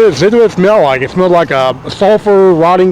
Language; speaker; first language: English; native; English